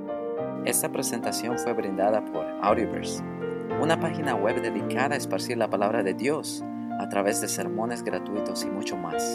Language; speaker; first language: Spanish; native; Spanish